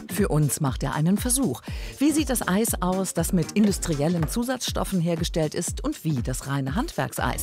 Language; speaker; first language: German; native; German